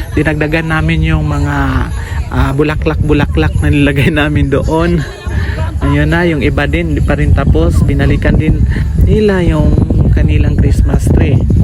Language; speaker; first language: Filipino; non-native, local second language; Cebuano